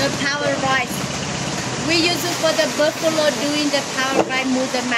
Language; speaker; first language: English; non-native, learner; Hmong